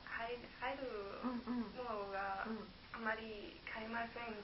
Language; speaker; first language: Japanese; non-native, learner; German